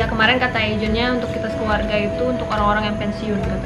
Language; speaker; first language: Indonesian; native; Indonesian